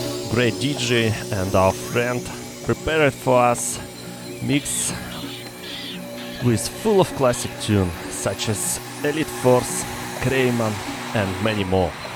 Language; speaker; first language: English; non-native, fluent; Russian